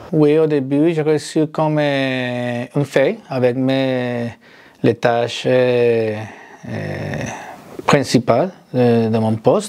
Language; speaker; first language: French; non-native, fluent; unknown